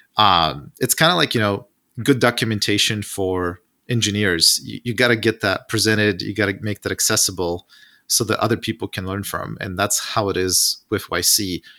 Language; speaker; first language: English; non-native, fluent; Russian